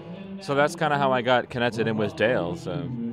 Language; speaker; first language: English; native; English